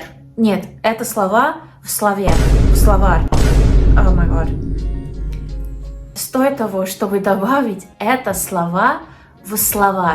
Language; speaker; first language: Russian; non-native, learner; English